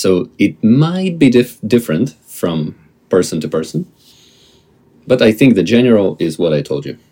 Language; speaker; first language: English; non-native, fluent; Russian